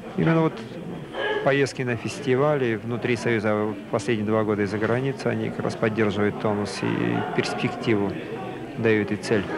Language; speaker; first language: Russian; native; Russian